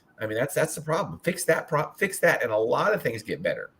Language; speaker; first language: English; native; English